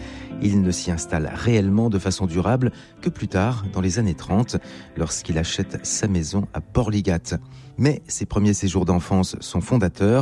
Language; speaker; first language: French; native; French